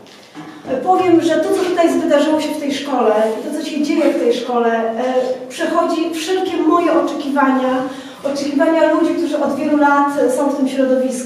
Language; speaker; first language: Polish; native; Polish